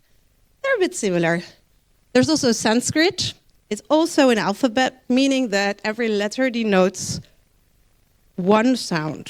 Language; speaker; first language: English; non-native, fluent; Dutch